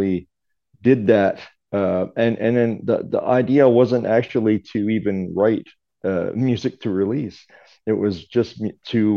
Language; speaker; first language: English; native; English